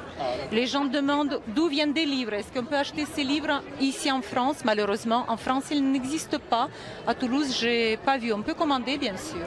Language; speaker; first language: French; non-native, fluent; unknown